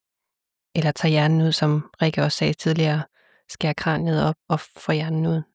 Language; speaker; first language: Danish; native; Danish